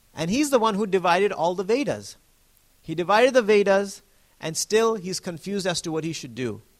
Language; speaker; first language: English; native; English